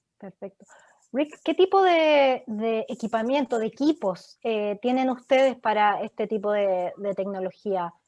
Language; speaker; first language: Spanish; native; Spanish